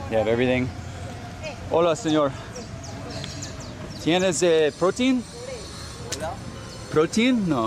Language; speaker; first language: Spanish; non-native, learner; English